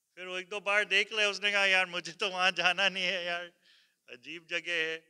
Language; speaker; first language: Hindi; early bilingual, heritage; Hindi